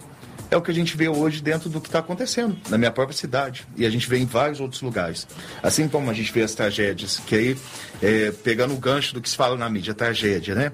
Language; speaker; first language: Portuguese; native; Portuguese